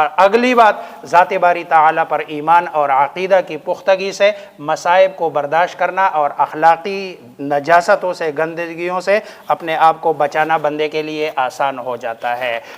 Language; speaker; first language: Urdu; native; Urdu